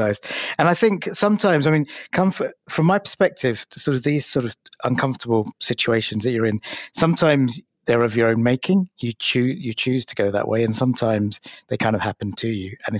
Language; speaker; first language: English; native; English